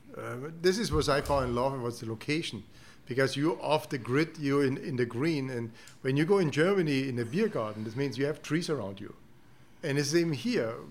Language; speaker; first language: English; non-native, fluent; German